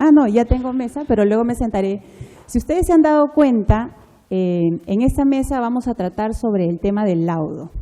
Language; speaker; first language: Spanish; native; Spanish